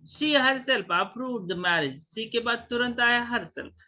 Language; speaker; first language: Hindi; non-native, local second language; Marathi